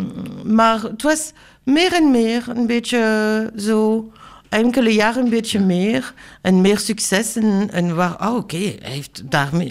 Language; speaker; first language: Dutch; non-native, local second language; French